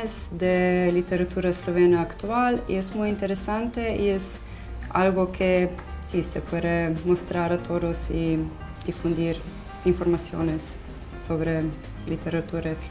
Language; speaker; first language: Spanish; non-native, fluent; Slovenian